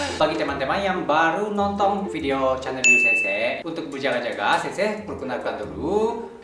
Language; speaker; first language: Indonesian; non-native, fluent; Japanese